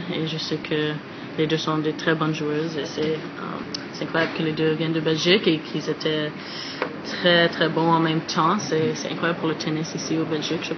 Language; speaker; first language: French; non-native, fluent; English